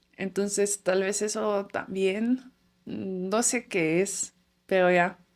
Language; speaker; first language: Spanish; non-native, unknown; Dutch